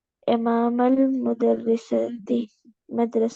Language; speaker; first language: Arabic; non-native, learner; Urdu